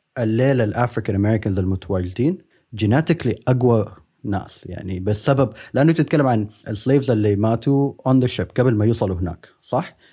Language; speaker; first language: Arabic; native; Arabic